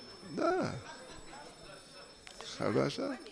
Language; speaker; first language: Russian; non-native, fluent; English